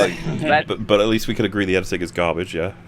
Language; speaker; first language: English; native; English